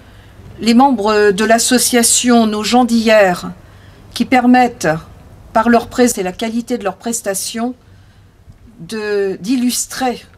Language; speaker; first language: French; native; French